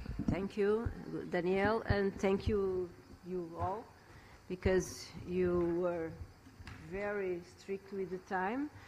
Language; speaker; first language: English; non-native, fluent; Portuguese